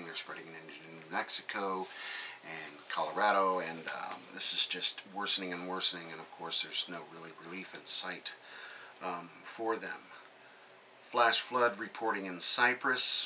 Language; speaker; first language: English; native; English